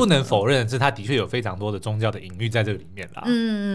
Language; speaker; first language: Chinese; native; Chinese